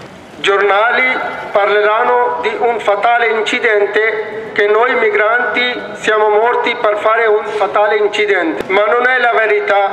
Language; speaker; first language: Italian; non-native, learner; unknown